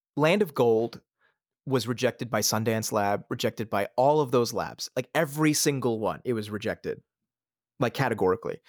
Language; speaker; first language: English; native; English